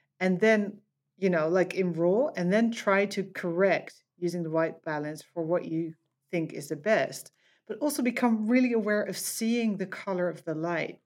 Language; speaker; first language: English; non-native, fluent; Dutch